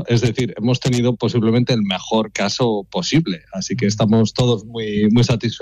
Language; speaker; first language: Spanish; native; Spanish